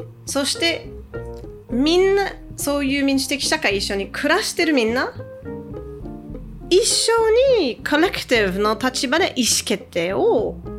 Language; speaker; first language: Japanese; non-native, fluent; English